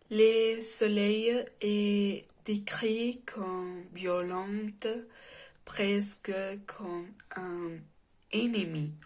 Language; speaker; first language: French; non-native, learner; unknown